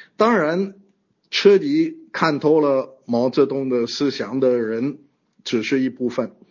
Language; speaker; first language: Chinese; non-native, fluent; French